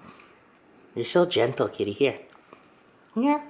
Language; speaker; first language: English; native; English